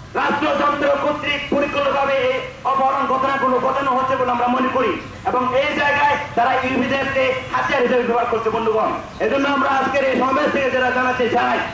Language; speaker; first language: Bangla; non-native, local second language; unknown